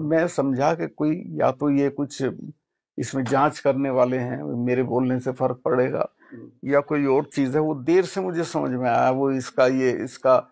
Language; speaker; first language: Hindi; native; Hindi